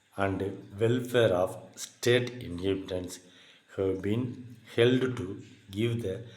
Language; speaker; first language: English; non-native, local second language; Tamil